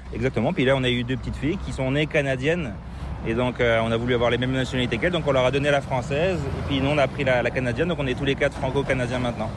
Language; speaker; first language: French; native; French